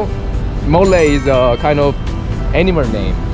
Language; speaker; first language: English; non-native, learner; Korean